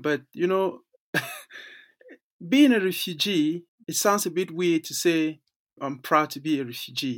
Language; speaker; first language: English; non-native, local second language; French